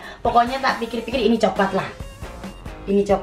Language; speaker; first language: Indonesian; native; Indonesian